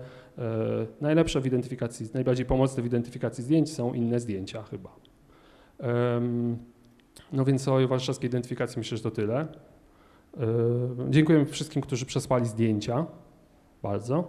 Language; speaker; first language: Polish; native; Polish